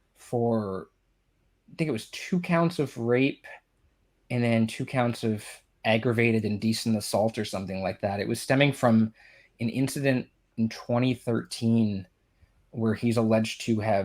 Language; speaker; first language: English; native; English